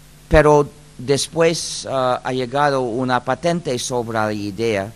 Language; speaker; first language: Spanish; non-native, fluent; English